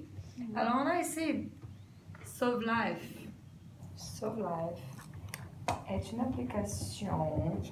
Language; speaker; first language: French; non-native, fluent; Portuguese